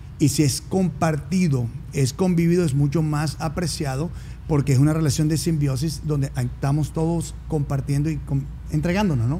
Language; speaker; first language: Spanish; native; Spanish